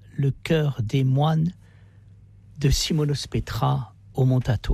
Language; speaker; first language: French; native; French